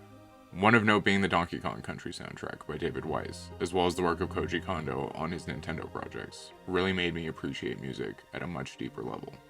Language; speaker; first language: English; native; English